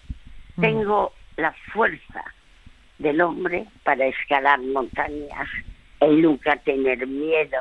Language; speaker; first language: Spanish; early bilingual, other home language; French